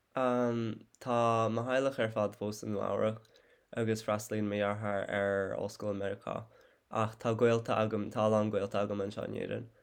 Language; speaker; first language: Irish; non-native, fluent; English